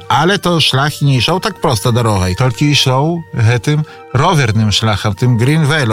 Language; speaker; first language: Belarusian; native; Belarusian